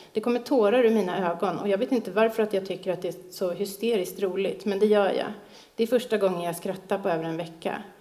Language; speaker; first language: Swedish; native; Swedish